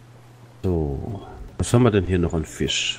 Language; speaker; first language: German; native; German